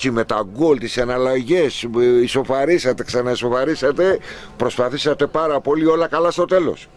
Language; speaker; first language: Greek; native; Greek